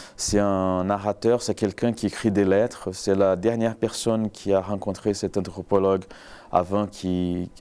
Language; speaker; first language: French; non-native, fluent; Portuguese